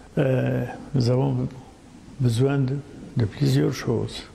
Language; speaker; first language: French; non-native, local second language; Arabic